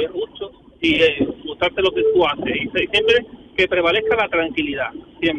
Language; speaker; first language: Spanish; native; Spanish